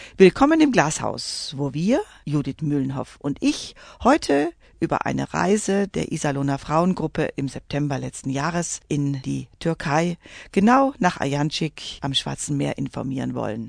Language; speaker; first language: German; native; German